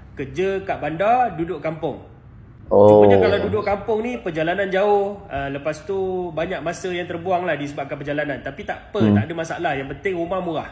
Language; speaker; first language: Malay; native; Malay